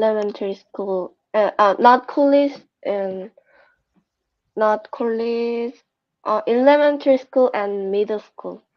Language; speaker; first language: English; non-native, learner; Korean